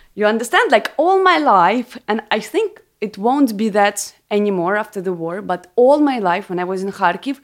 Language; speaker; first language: English; non-native, fluent; Ukrainian